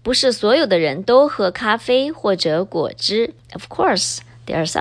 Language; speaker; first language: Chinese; early bilingual, heritage; Chinese